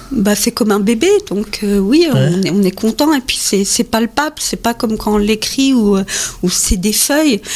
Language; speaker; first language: French; native; French